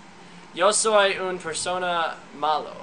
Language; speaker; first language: Spanish; non-native, learner; English